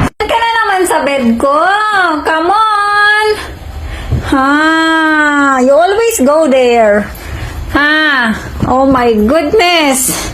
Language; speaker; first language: Filipino; native; Filipino